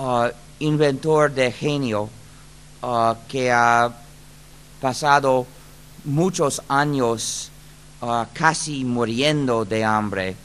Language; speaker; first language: Spanish; non-native, fluent; English